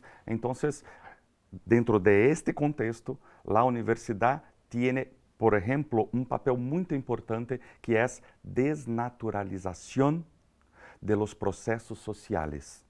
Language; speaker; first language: Spanish; non-native, learner; Portuguese